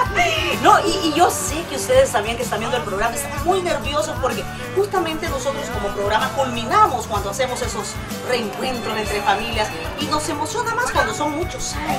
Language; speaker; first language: Spanish; native; Spanish